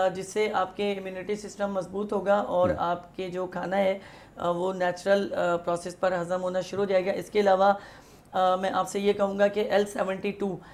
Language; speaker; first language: Urdu; native; Urdu